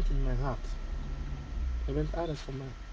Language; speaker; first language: Dutch; non-native, learner; Lingala